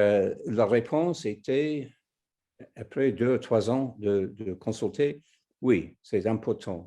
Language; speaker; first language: French; non-native, fluent; English